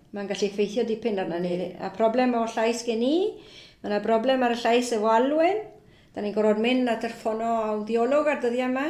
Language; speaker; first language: Welsh; early bilingual, heritage; Welsh